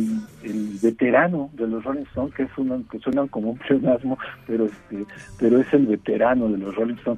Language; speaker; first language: Spanish; native; Spanish